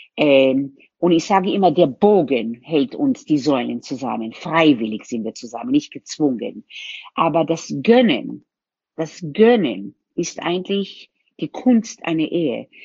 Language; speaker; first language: German; non-native, fluent; Hebrew